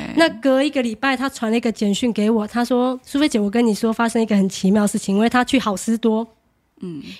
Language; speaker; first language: Chinese; native; Chinese